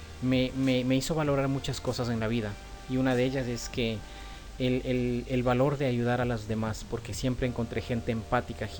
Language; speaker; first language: Spanish; native; Spanish